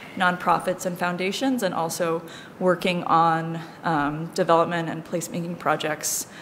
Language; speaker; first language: English; native; English